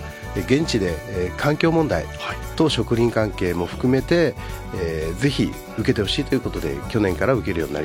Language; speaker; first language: Japanese; native; Japanese